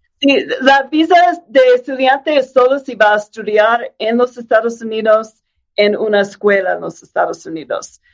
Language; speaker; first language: Spanish; non-native, fluent; English